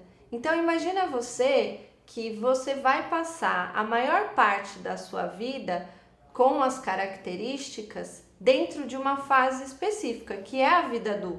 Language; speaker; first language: Portuguese; native; Portuguese